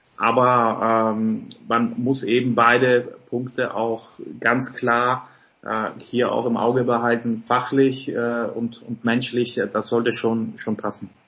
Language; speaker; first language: German; early bilingual, other home language; Polish